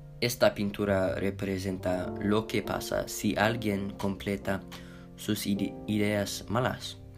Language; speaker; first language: Spanish; non-native, learner; English